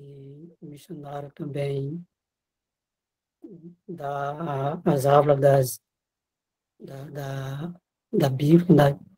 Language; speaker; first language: Portuguese; non-native, local second language; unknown